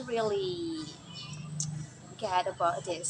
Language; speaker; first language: English; non-native, learner; Indonesian